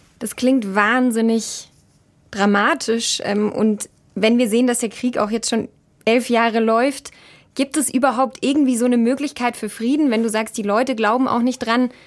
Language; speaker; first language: German; native; German